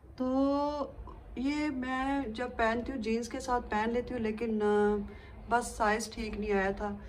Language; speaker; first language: Urdu; native; Urdu